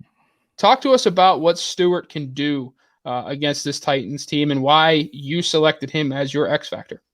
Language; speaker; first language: English; native; English